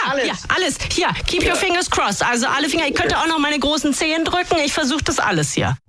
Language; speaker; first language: German; native; German